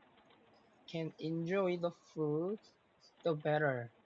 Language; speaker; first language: English; non-native, learner; Korean